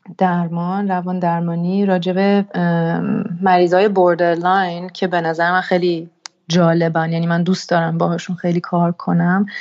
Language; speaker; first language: Persian; early bilingual, heritage; Persian